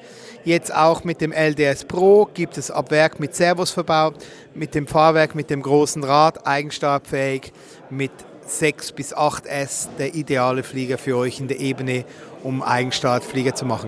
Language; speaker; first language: German; native; German